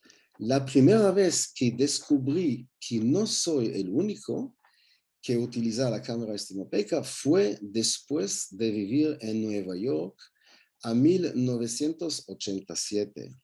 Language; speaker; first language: Spanish; non-native, learner; Hebrew